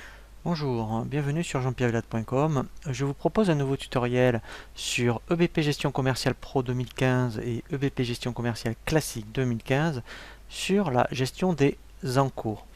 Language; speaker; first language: French; native; French